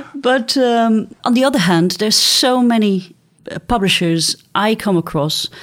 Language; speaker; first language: English; non-native, fluent; Dutch